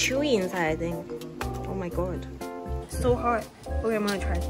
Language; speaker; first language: English; non-native, local second language; Cantonese